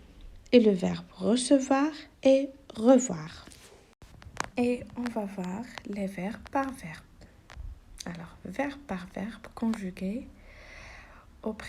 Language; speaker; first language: French; non-native, local second language; Arabic